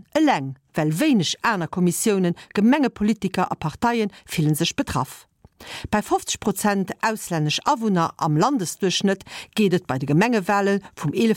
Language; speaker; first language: Luxembourgish; early bilingual, other home language; Italian